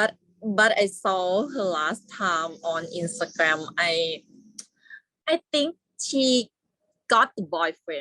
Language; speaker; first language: English; non-native, learner; Thai